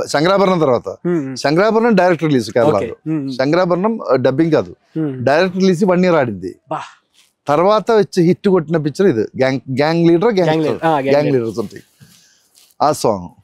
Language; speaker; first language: Telugu; non-native, learner; Malayalam